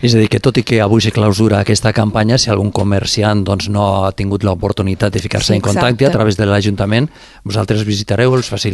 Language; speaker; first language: Catalan; native; Catalan